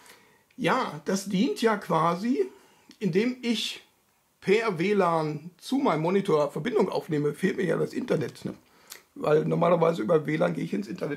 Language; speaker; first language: German; native; German